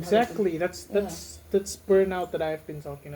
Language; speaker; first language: English; non-native, fluent; Indonesian